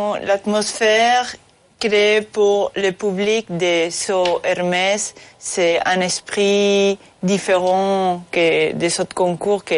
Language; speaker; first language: French; non-native, fluent; Spanish